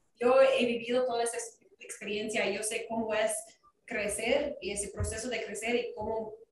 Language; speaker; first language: Spanish; non-native, fluent; English